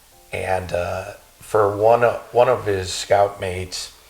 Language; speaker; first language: English; native; English